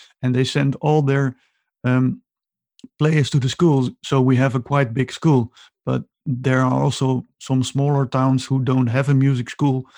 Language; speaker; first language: English; non-native, fluent; Dutch